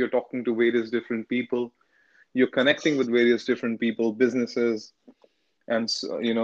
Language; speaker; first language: English; non-native, local second language; Hindi